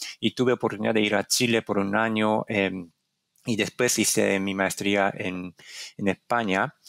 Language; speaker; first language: Spanish; non-native, fluent; Japanese